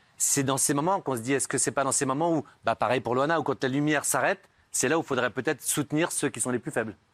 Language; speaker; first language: French; native; French